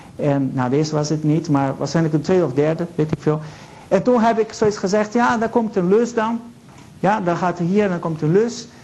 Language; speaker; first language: Dutch; non-native, fluent; Portuguese